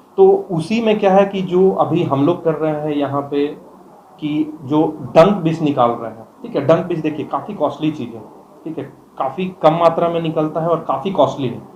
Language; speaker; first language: Hindi; native; Hindi